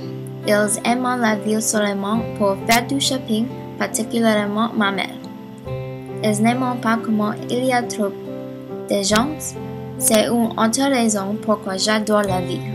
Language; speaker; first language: French; non-native, learner; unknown